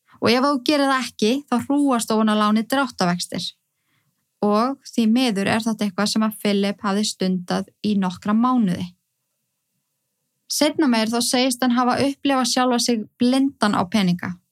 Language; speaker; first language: Icelandic; native; Icelandic